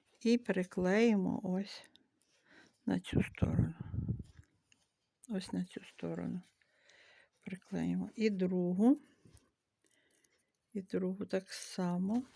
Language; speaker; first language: Ukrainian; native; Ukrainian